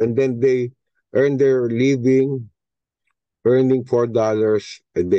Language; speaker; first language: English; non-native, local second language; Filipino